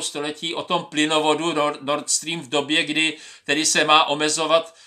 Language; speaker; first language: Czech; native; Czech